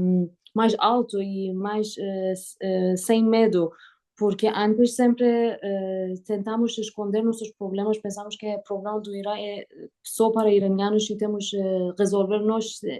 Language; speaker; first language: Portuguese; non-native, learner; Persian